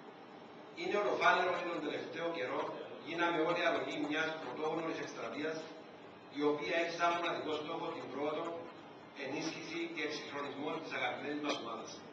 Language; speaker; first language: Greek; native; Greek